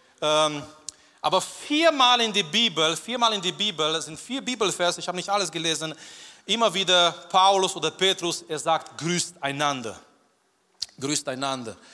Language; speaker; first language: German; non-native, fluent; Romanian